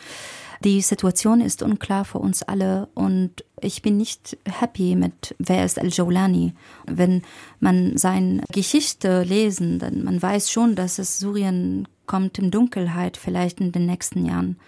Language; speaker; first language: German; non-native, fluent; Arabic